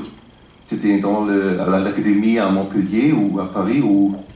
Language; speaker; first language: French; non-native, fluent; German